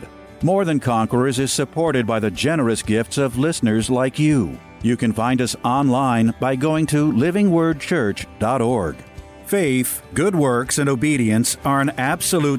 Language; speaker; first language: English; native; English